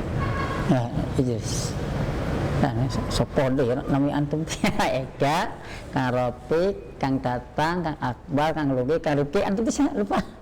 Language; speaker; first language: Indonesian; native; Indonesian